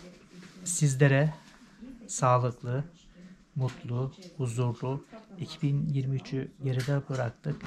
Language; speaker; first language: Turkish; native; Turkish